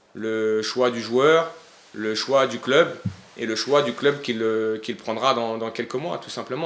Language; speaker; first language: French; native; French